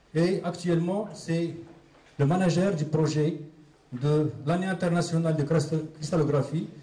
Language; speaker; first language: French; non-native, local second language; Arabic